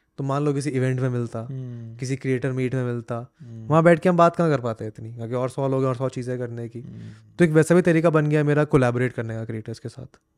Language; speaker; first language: Hindi; native; Hindi